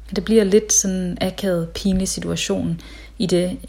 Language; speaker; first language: Danish; early bilingual, other home language; Tamil